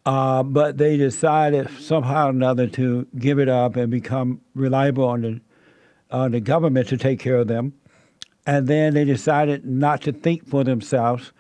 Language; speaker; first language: English; native; English